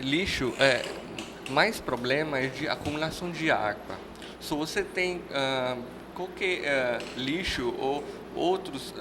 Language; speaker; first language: Portuguese; non-native, learner; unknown